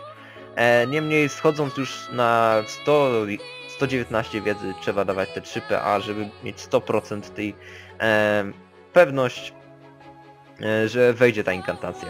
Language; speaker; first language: Polish; native; Polish